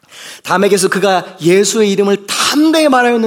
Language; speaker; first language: Korean; native; Korean